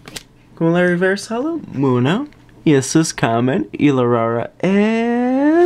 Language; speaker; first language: Spanish; non-native, learner; English